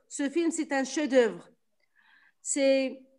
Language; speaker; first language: French; non-native, local second language; Arabic